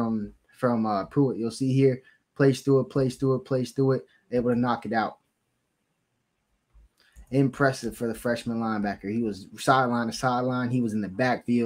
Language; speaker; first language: English; native; English